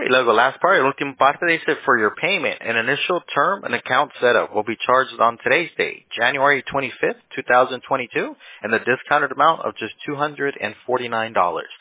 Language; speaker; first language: English; native; English